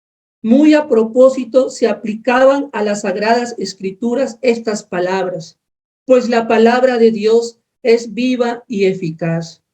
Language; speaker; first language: Spanish; native; Spanish